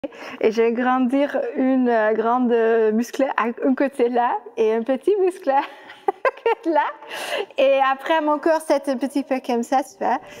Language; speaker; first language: French; non-native, fluent; Dutch